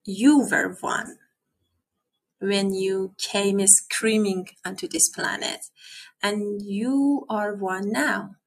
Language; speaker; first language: English; non-native, fluent; Persian